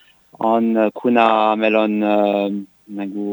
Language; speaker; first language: Estonian; non-native, learner; French